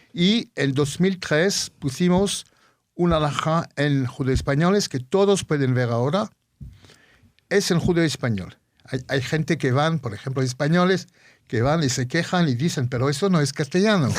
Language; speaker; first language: Spanish; early bilingual, heritage; Ladino